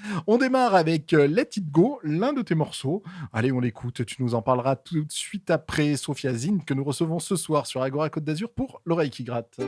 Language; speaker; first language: French; native; French